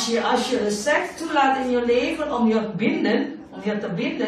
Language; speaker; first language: Dutch; non-native, learner; Indonesian